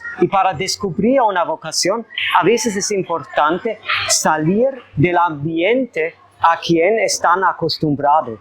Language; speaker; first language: Spanish; non-native, fluent; German